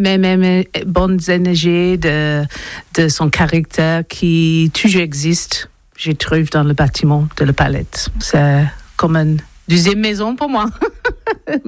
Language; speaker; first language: French; non-native, learner; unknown